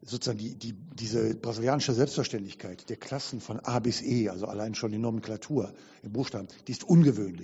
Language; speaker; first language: German; native; German